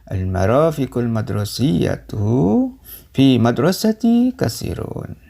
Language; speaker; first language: Arabic; non-native, fluent; Indonesian